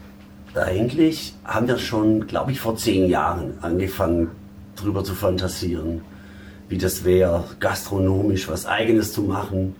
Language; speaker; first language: German; native; German